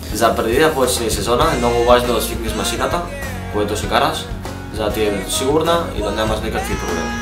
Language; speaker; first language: Bulgarian; early bilingual, heritage; Bulgarian